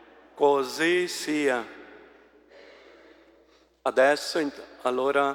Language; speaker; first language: Italian; early bilingual, heritage; Portuguese